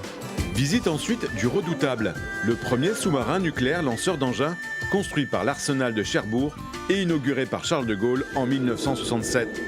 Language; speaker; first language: French; native; French